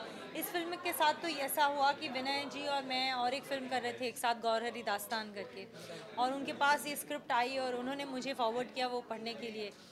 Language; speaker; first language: Hindi; non-native, local second language; Bangla